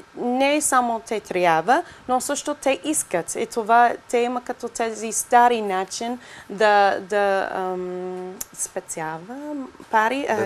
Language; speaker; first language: Bulgarian; non-native, learner; English